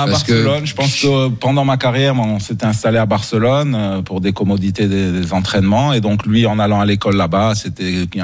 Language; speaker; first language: French; non-native, local second language; Arabic